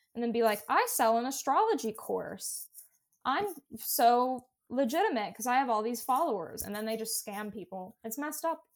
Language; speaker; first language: English; native; English